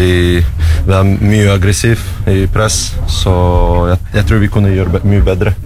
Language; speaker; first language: Norwegian; non-native, learner; Russian